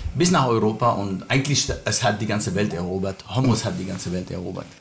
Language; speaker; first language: German; non-native, fluent; Arabic